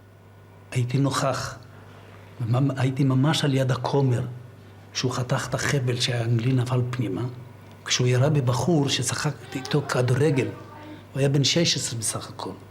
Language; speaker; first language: Hebrew; non-native, fluent; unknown